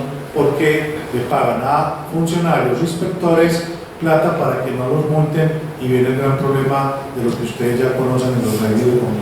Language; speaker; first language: Spanish; native; Spanish